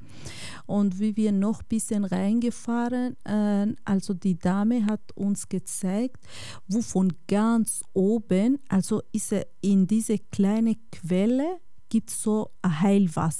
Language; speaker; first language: German; non-native, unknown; Kurdish